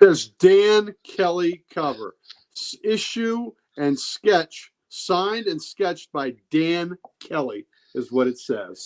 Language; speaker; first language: English; native; English